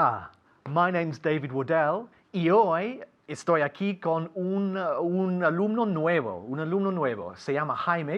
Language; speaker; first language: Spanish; non-native, fluent; English